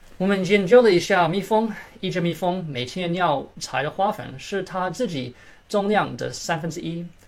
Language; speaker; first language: Chinese; early bilingual, heritage; Chinese